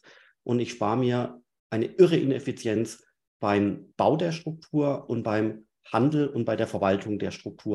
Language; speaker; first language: German; native; German